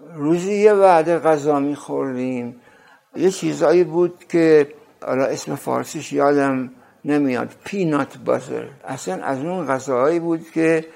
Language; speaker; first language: Persian; native; Persian